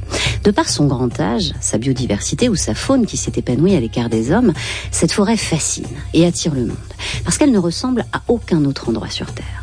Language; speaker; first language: French; native; French